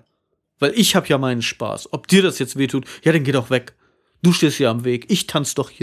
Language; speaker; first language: German; native; German